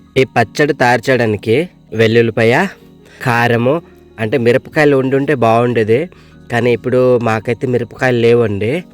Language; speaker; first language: Telugu; non-native, local second language; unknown